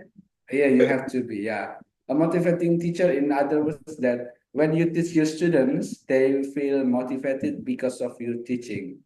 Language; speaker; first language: English; non-native, fluent; Indonesian